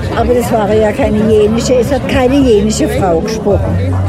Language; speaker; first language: German; native; German